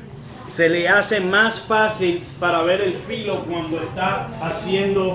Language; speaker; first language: Spanish; native; Spanish